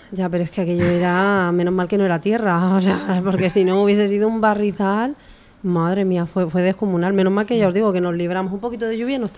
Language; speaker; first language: Spanish; native; Spanish